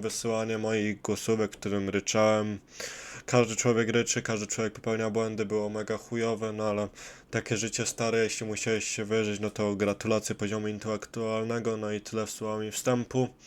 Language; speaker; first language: Polish; native; Polish